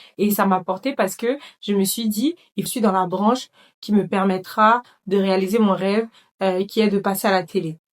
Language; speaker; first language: French; non-native, local second language; Dyula